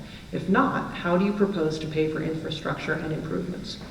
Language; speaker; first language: English; native; English